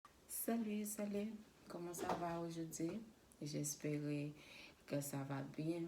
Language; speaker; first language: French; non-native, learner; Spanish